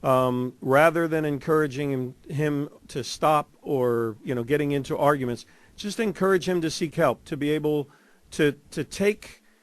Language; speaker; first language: English; native; English